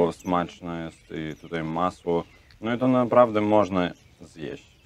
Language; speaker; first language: Polish; non-native, learner; Russian